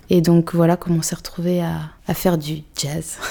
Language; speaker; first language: French; native; French